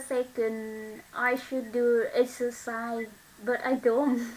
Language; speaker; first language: English; non-native, learner; Vietnamese